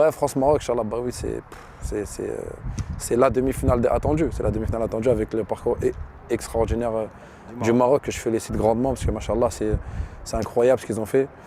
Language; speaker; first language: French; early bilingual, other home language; Arabic